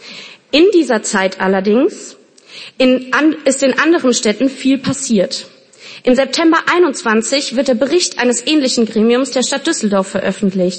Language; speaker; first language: German; native; German